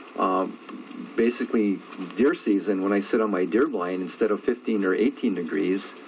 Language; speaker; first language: English; native; English